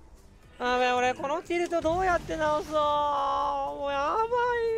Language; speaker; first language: Japanese; native; Japanese